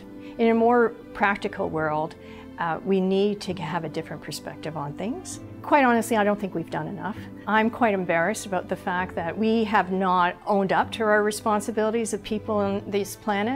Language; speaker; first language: English; native; English